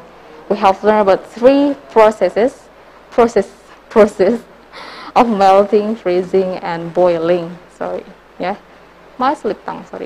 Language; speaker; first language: English; non-native, learner; Indonesian